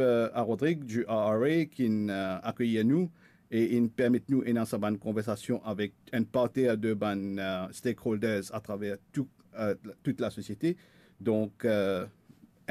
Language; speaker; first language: French; non-native, local second language; Morisyen